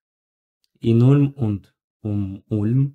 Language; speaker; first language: German; non-native, learner; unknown